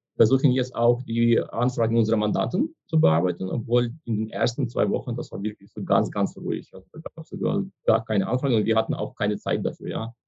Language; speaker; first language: German; non-native, fluent; Ukrainian